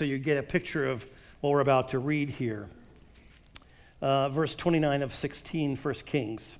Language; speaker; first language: English; native; English